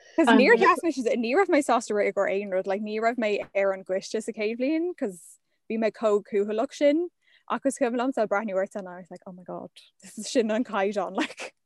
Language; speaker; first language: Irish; non-native, local second language; English